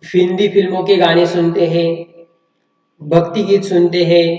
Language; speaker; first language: Hindi; non-native, local second language; Marathi